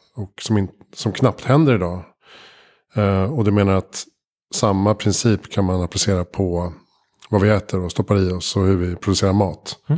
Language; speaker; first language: Swedish; native; Swedish